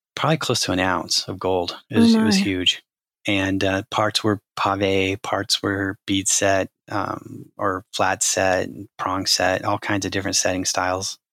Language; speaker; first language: English; native; English